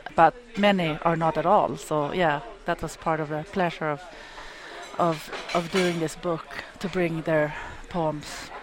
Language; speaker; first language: English; non-native, fluent; Swedish